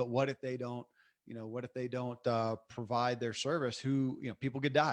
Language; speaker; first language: English; native; English